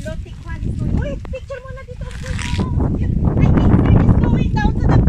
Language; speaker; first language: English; non-native, learner; Filipino